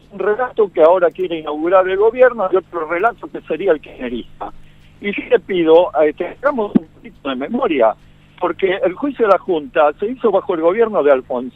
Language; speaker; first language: Spanish; native; Spanish